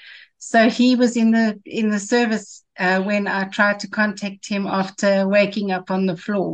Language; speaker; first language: English; native; English